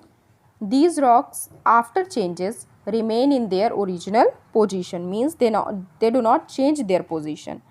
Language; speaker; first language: English; non-native, local second language; Hindi